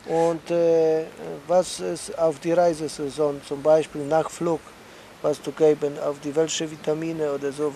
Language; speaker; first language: German; non-native, learner; Polish